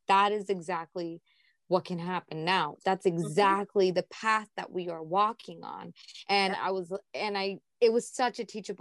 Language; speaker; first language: English; native; English